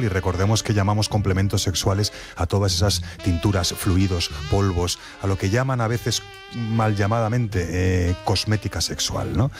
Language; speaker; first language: Spanish; native; Spanish